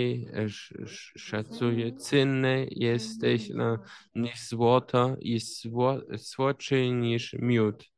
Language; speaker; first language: Polish; early bilingual, heritage; Polish